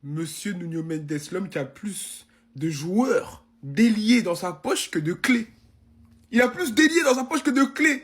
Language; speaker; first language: French; native; French